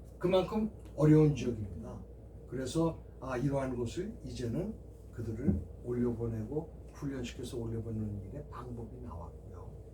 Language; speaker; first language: Korean; native; Korean